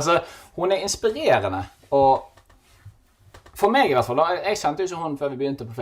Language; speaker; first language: Norwegian; native; Norwegian